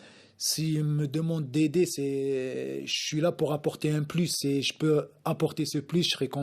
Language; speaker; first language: French; non-native, local second language; Arabic